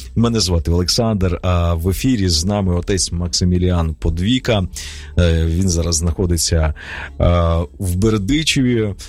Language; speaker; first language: Ukrainian; native; Ukrainian